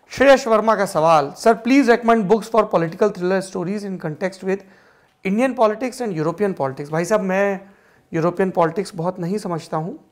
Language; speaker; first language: Hindi; native; Hindi